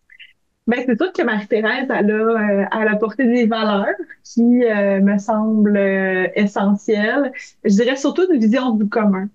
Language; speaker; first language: French; native; French